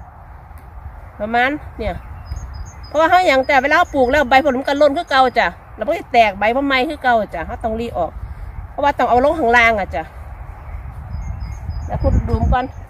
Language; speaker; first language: Thai; native; Thai